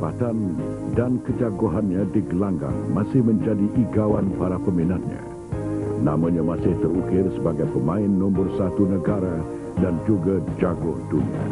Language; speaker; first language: Malay; native; Malay